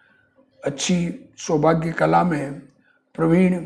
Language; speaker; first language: Hindi; native; Hindi